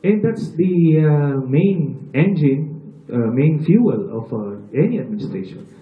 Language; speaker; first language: English; non-native, local second language; Filipino